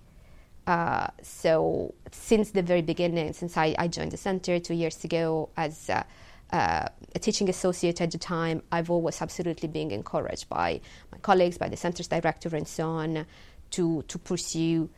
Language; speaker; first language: English; non-native, fluent; Italian